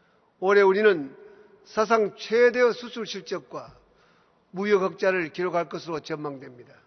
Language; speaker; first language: Korean; native; Korean